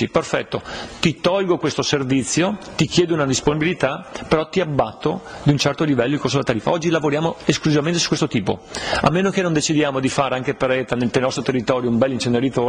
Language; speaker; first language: Italian; native; Italian